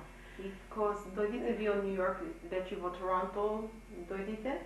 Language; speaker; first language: Macedonian; early bilingual, heritage; Macedonian